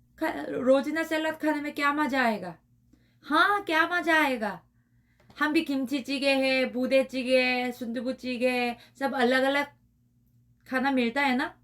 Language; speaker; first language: Hindi; non-native, learner; Korean